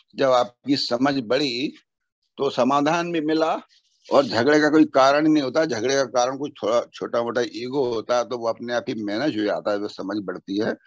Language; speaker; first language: Hindi; native; Hindi